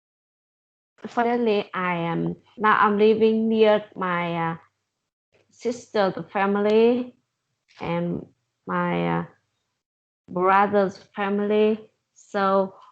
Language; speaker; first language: English; non-native, learner; Vietnamese